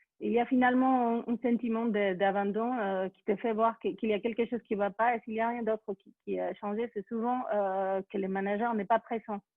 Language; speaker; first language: French; non-native, fluent; Spanish